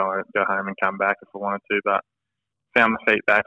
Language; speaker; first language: English; native; English